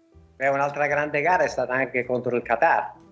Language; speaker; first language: Italian; native; Italian